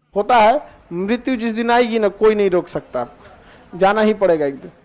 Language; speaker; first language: Hindi; native; Hindi